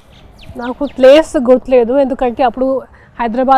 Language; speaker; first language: Telugu; non-native, learner; Hindi